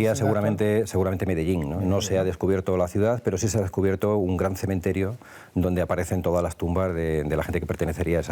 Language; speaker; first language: Spanish; native; Spanish